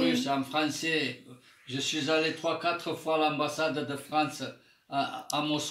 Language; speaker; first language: French; non-native, fluent; Armenian